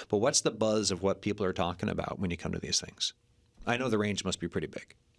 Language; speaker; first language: English; native; English